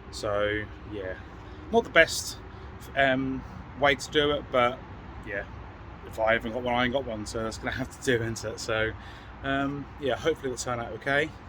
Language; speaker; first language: English; native; English